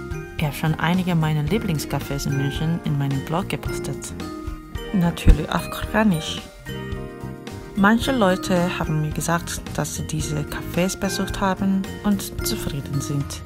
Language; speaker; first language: German; non-native, fluent; Korean